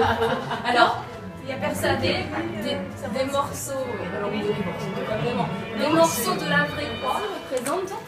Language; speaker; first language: French; native; French